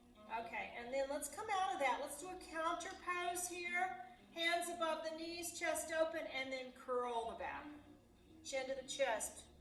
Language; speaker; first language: English; native; English